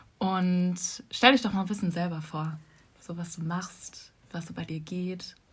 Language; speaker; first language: German; native; German